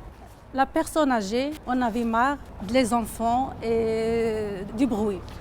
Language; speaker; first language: French; non-native, learner; Arabic